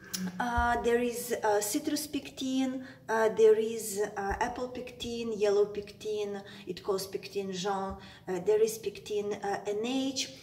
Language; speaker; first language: English; non-native, fluent; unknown